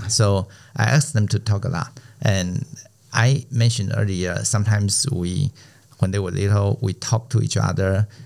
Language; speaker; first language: English; non-native, fluent; Chinese